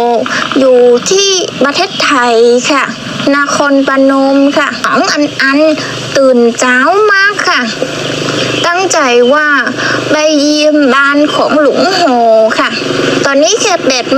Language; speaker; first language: Thai; non-native, learner; Vietnamese